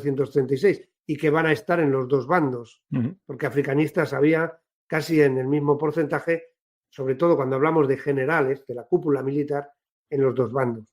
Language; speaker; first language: Spanish; native; Spanish